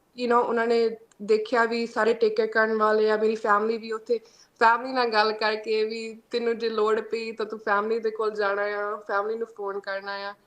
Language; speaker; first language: Punjabi; early bilingual, heritage; Punjabi